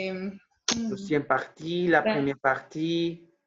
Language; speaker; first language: French; non-native, fluent; Spanish